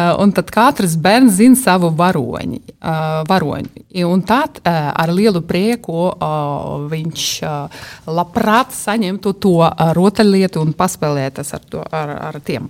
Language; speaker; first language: Latvian; non-native, local second language; Russian